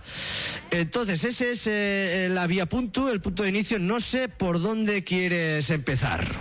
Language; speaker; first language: Spanish; native; Spanish